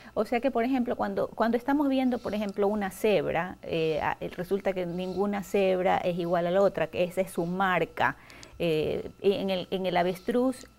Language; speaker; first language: Spanish; native; Spanish